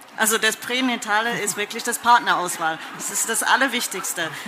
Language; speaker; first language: German; non-native, fluent; English